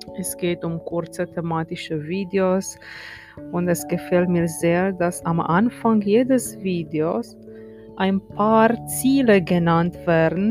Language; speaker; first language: German; non-native, fluent; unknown